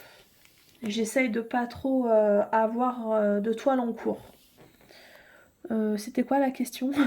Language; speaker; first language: French; native; French